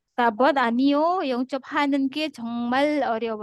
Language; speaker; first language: Korean; non-native, learner; Indonesian